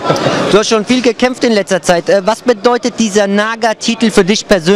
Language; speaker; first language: German; native; German